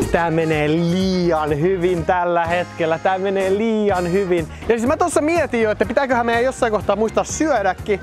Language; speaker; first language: Finnish; native; Finnish